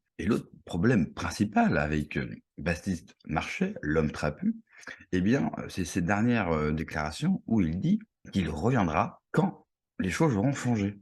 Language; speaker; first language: French; native; French